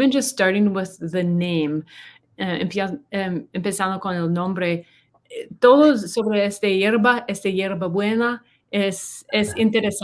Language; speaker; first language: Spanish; non-native, learner; English